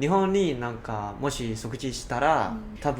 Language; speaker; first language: Japanese; non-native, learner; Cantonese